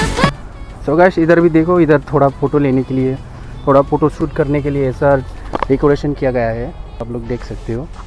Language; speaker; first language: Hindi; non-native, local second language; Bodo